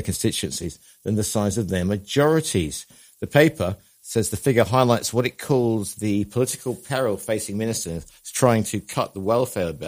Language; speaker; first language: English; native; English